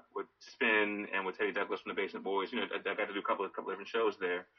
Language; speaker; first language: English; native; English